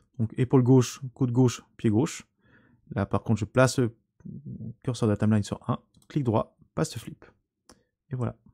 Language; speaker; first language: French; native; French